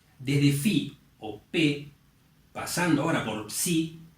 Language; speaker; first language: Spanish; native; Spanish